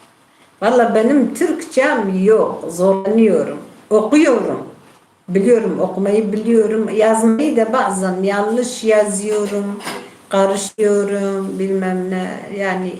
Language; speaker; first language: Turkish; non-native, local second language; Kurdish